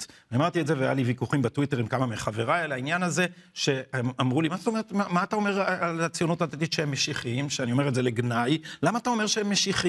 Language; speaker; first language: Hebrew; native; Hebrew